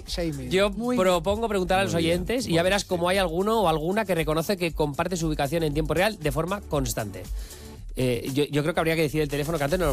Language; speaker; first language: Spanish; native; Spanish